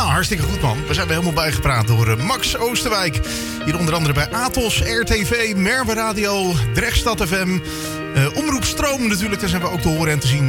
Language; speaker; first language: Dutch; native; Dutch